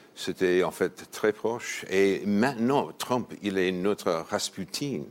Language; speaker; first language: French; non-native, fluent; English